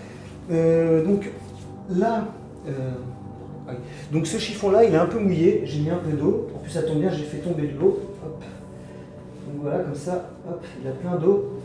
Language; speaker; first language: French; native; French